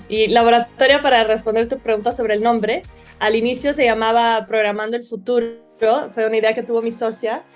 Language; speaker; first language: Spanish; early bilingual, other home language; Portuguese